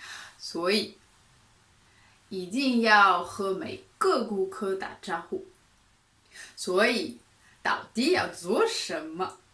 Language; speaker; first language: Chinese; non-native, fluent; French